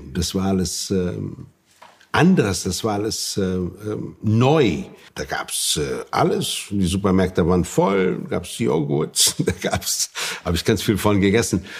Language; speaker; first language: German; non-native, fluent; Portuguese